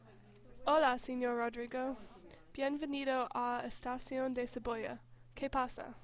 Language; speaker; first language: Spanish; non-native, learner; English